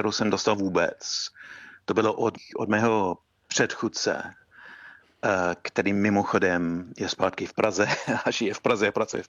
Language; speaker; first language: Czech; non-native, fluent; English